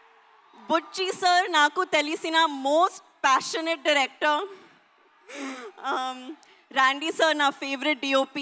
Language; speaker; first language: Telugu; non-native, learner; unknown